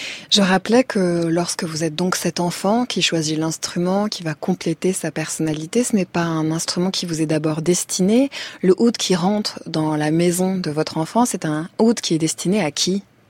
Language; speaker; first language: French; native; French